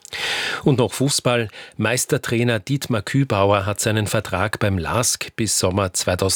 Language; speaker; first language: German; native; German